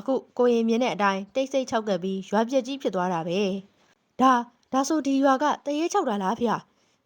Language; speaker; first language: Burmese; native; Burmese